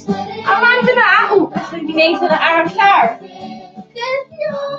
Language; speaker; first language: Welsh; non-native, local second language; English